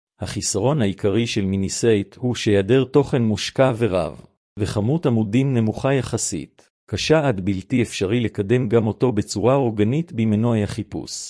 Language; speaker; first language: Hebrew; native; Hebrew